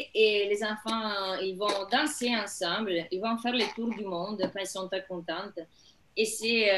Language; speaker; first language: French; non-native, fluent; Italian